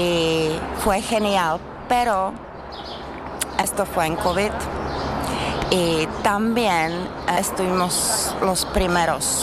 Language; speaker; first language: Spanish; non-native, learner; Czech